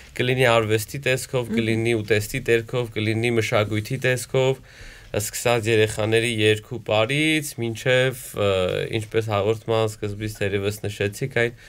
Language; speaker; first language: Armenian; native; Armenian